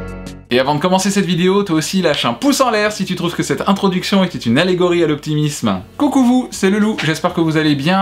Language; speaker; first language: French; native; French